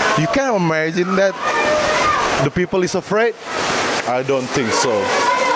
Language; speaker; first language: English; non-native, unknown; Indonesian